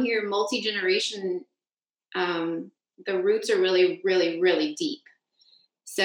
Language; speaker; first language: English; native; English